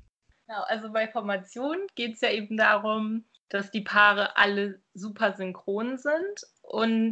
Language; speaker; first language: German; native; German